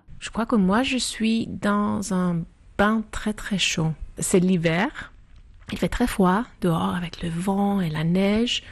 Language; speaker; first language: French; non-native, fluent; Icelandic